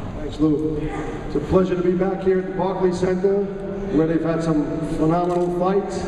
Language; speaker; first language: English; native; English